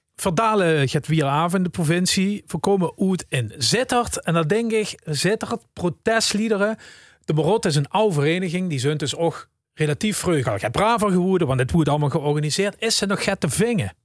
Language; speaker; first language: Dutch; native; Dutch